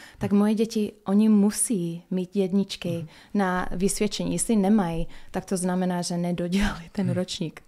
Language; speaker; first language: Czech; non-native, fluent; English